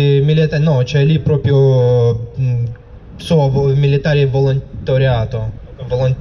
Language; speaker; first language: Italian; non-native, learner; Russian